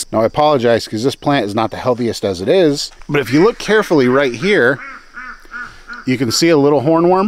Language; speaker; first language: English; native; English